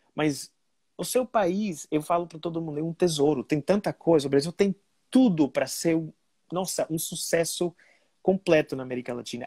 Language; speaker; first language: Portuguese; non-native, fluent; Spanish